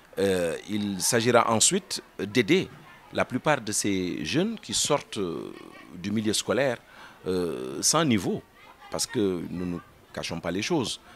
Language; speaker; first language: French; non-native, local second language; Fula